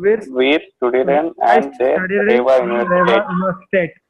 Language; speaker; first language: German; non-native, learner; Kannada